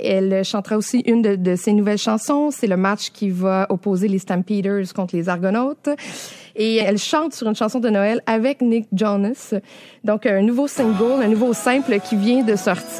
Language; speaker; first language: French; native; French